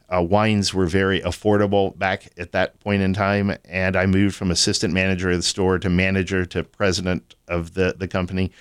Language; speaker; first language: English; native; English